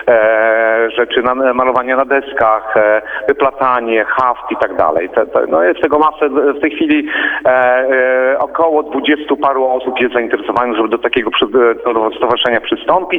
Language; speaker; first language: Polish; native; Polish